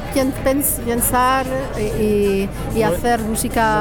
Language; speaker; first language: Spanish; non-native, fluent; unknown